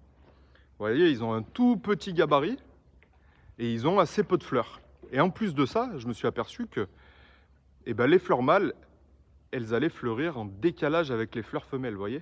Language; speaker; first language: French; native; French